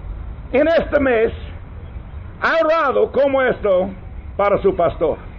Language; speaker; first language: Spanish; non-native, fluent; English